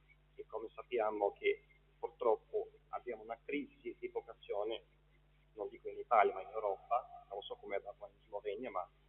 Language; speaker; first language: Italian; non-native, fluent; Portuguese